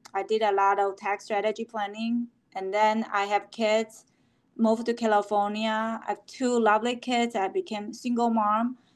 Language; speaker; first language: English; non-native, fluent; Chinese